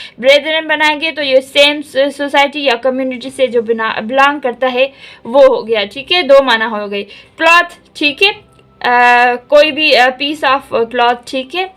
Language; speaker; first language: Urdu; non-native, local second language; Sindhi